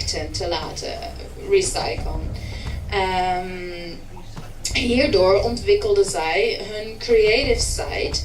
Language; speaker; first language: Dutch; early bilingual, heritage; English